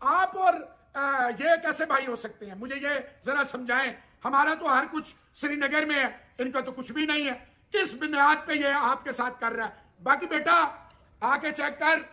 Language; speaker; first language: Urdu; native; Urdu